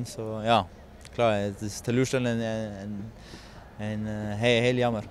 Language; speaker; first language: Dutch; non-native, fluent; Norwegian